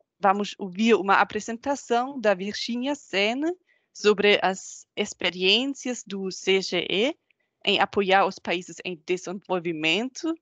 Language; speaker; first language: Portuguese; non-native, fluent; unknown